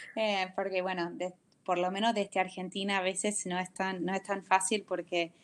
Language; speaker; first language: Spanish; non-native, fluent; English